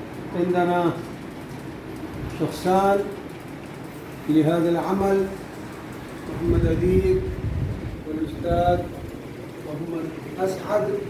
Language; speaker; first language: Arabic; non-native, fluent; Urdu